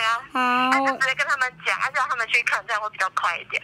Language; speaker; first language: Chinese; native; Chinese